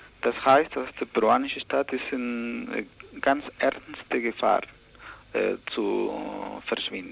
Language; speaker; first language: German; non-native, learner; Spanish